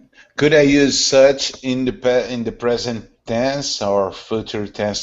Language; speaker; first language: English; non-native, learner; Portuguese